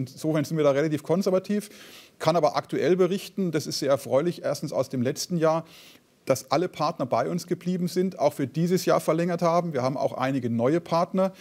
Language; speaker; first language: German; native; German